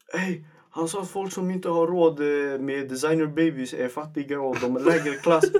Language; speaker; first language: Swedish; early bilingual, other home language; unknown